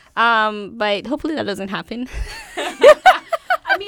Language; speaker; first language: English; non-native, local second language; Yoruba